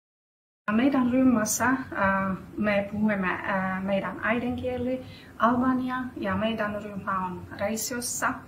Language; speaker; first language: Finnish; non-native, learner; Albanian